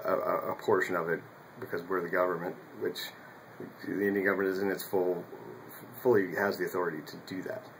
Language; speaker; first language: English; native; English